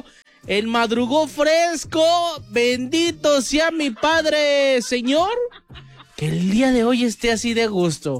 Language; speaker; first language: Spanish; native; Spanish